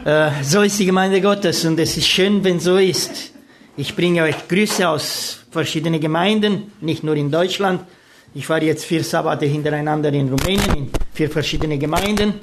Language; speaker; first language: German; non-native, fluent; Romanian